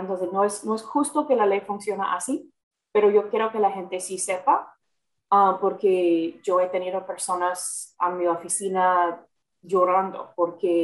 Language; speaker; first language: Spanish; non-native, fluent; English